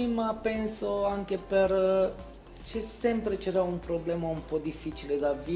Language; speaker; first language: Italian; non-native, fluent; Romanian